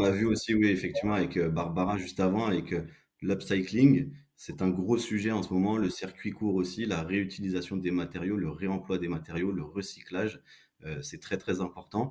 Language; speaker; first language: French; native; French